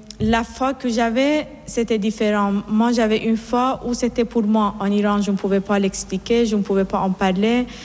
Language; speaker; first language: French; non-native, fluent; Persian